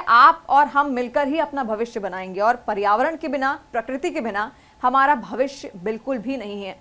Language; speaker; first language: Hindi; native; Hindi